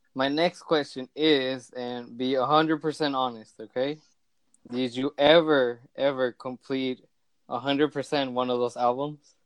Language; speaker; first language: English; early bilingual, other home language; Spanish